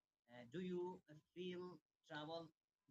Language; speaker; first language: English; non-native, learner; Bangla